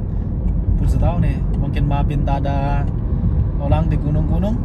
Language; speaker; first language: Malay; non-native, learner; Chinese